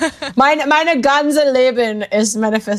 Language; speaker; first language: German; non-native, learner; English